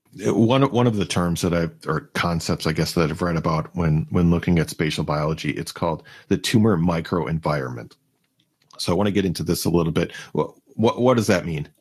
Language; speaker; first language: English; native; English